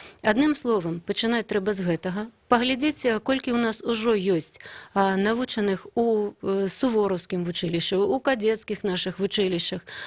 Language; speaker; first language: Belarusian; native; Belarusian